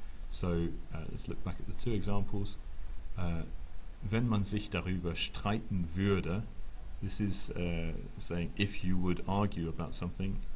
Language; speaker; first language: English; native; English